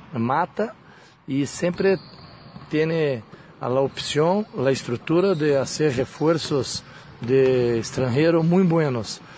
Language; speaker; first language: Portuguese; non-native, learner; Spanish